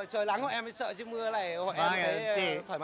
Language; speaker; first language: Vietnamese; native; Vietnamese